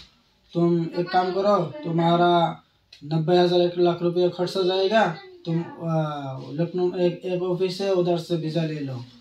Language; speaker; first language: Hindi; non-native, local second language; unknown